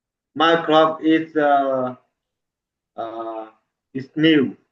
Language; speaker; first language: English; non-native, learner; Vietnamese